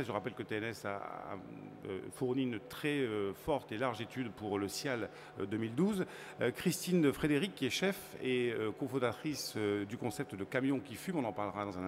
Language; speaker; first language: French; native; French